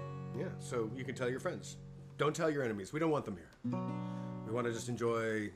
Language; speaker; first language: English; native; English